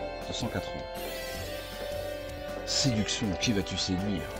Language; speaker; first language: French; native; French